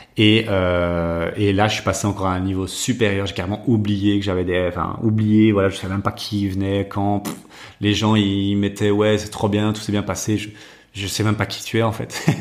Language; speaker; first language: French; native; French